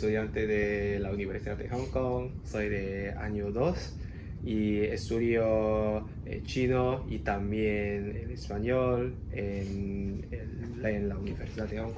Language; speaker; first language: Spanish; non-native, learner; Cantonese